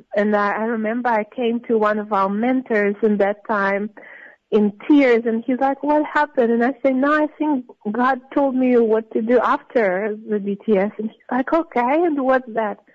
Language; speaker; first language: English; non-native, fluent; Russian